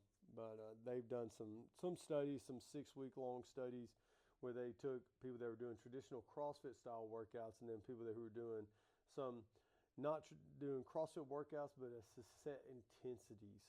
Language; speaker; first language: English; native; English